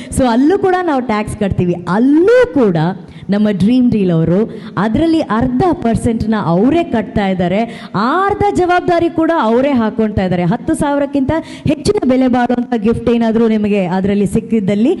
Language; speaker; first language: Kannada; native; Kannada